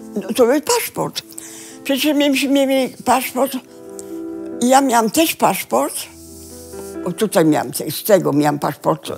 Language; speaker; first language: Polish; early bilingual, heritage; Polish